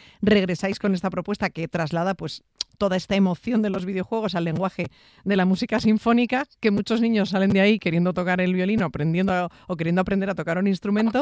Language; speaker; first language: Spanish; native; Spanish